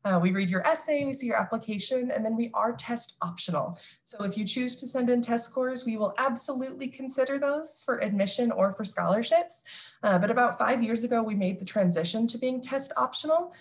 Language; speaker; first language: English; native; English